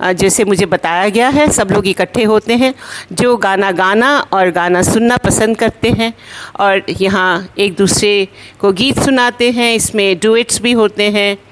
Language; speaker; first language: Hindi; native; Hindi